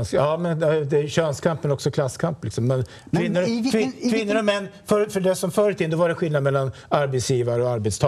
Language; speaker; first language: Swedish; native; Swedish